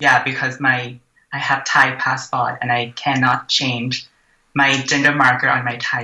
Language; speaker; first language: English; non-native, fluent; Thai